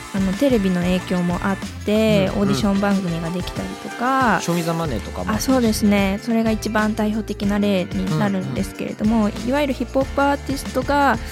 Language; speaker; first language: Japanese; native; Japanese